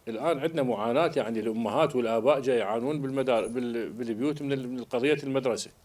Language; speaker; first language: Arabic; native; Arabic